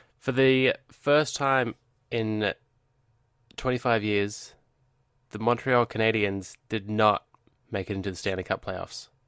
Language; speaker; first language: English; native; English